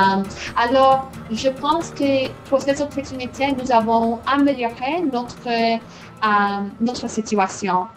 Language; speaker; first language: French; non-native, fluent; English